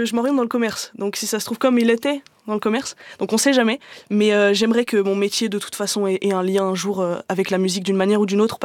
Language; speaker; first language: French; native; French